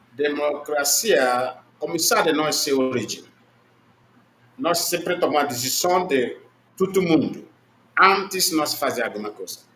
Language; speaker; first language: Portuguese; non-native, learner; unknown